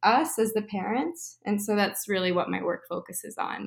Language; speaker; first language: English; native; English